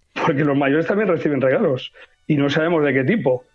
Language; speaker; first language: Spanish; native; Spanish